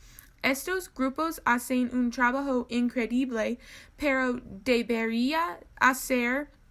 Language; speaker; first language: Spanish; non-native, learner; English